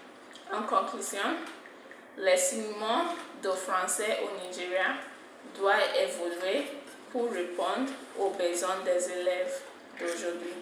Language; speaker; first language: French; non-native, fluent; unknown